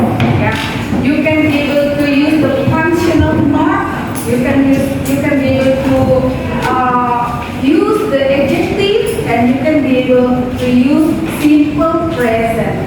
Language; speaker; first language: English; non-native, learner; Indonesian